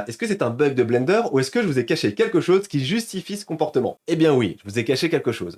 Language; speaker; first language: French; native; French